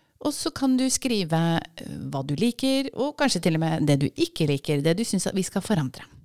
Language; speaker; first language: Norwegian; native; Norwegian